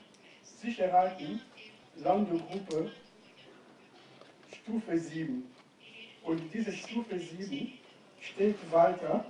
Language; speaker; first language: German; non-native, fluent; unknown